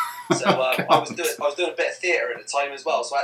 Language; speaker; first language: English; native; English